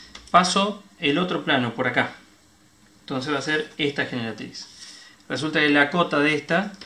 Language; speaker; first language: Spanish; native; Spanish